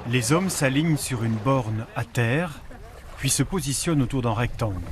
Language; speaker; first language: French; native; French